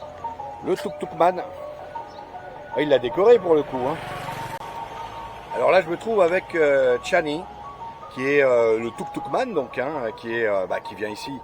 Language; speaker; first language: French; native; French